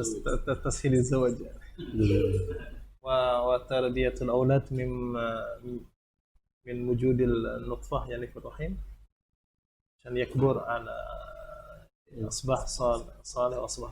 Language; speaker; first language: Arabic; non-native, fluent; Indonesian